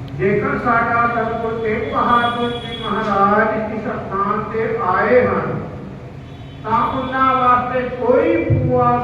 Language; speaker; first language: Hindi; non-native, local second language; Punjabi